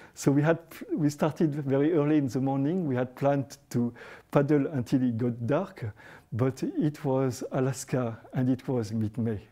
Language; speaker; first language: English; non-native, fluent; French